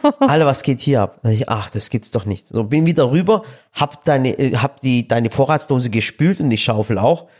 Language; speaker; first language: German; early bilingual, other home language; Turkish